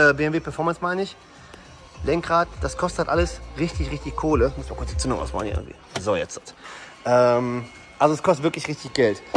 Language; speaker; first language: German; native; German